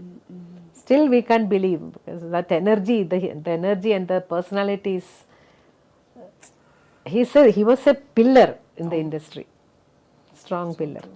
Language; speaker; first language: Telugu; non-native, fluent; Malayalam